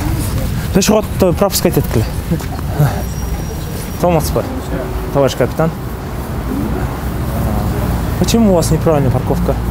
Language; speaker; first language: Russian; non-native, local second language; Kyrgyz